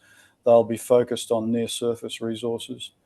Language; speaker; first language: English; native; English